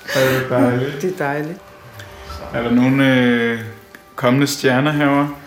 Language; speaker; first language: Danish; native; Danish